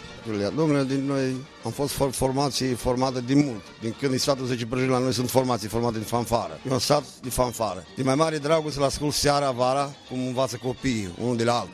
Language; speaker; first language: Romanian; native; Romanian